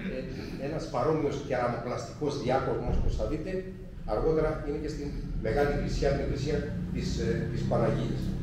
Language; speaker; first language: Greek; native; Greek